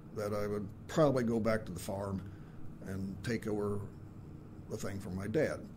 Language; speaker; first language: English; native; English